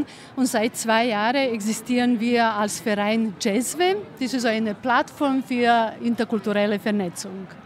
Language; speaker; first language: German; non-native, fluent; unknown